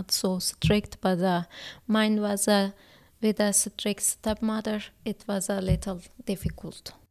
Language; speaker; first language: English; non-native, learner; Turkish